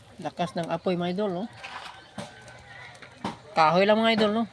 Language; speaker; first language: Filipino; non-native, local second language; Cebuano